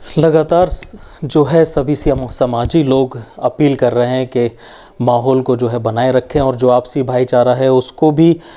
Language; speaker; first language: Hindi; native; Hindi